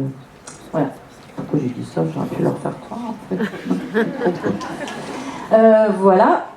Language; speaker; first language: French; native; French